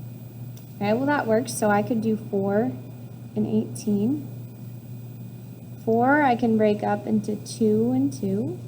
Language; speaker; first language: English; native; English